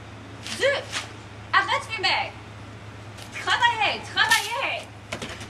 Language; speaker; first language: French; non-native, learner; English